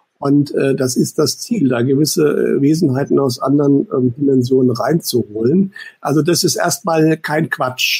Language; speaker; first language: German; native; German